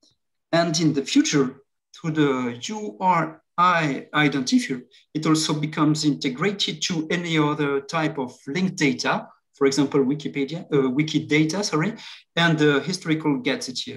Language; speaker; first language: English; non-native, fluent; French